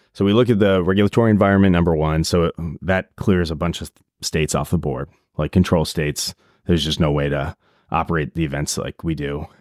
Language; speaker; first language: English; native; English